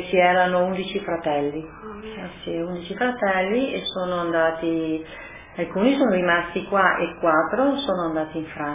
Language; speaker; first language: Italian; early bilingual, other home language; French